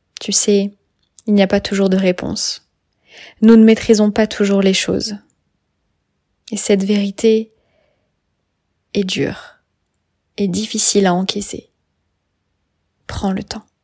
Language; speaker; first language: French; native; French